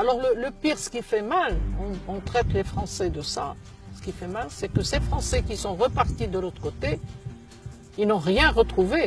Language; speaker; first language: French; native; French